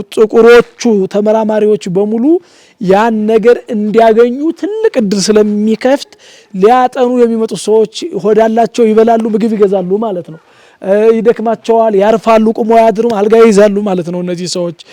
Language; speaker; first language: Amharic; native; Amharic